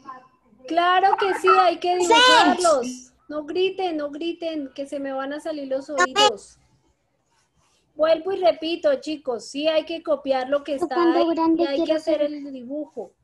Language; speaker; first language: Spanish; native; Spanish